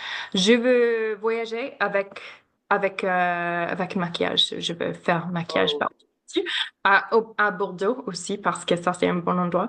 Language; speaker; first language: French; non-native, learner; English